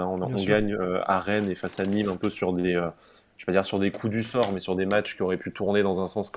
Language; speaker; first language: French; native; French